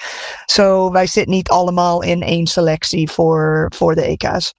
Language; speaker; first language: Dutch; non-native, fluent; English